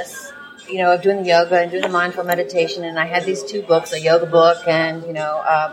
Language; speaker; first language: English; native; English